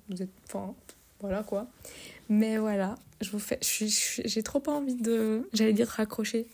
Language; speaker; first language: French; native; French